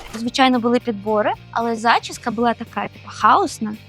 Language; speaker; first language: Ukrainian; non-native, fluent; Spanish